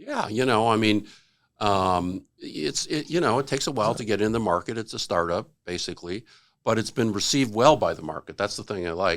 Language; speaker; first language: English; native; English